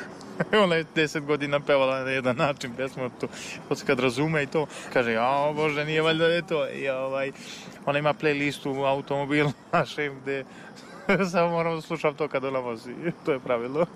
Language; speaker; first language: Serbian; native; Serbian